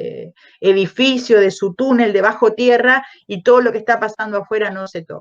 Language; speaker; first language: Spanish; native; Spanish